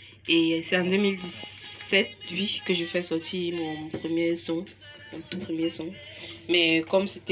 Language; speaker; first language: French; non-native, local second language; English